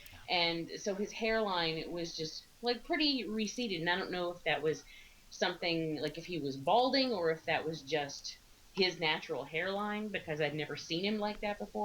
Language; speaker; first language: English; native; English